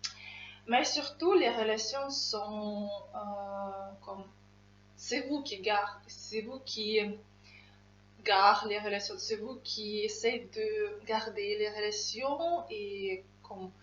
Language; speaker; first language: French; non-native, fluent; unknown